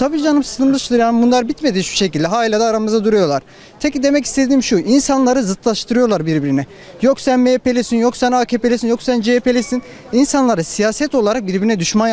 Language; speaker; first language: Turkish; native; Turkish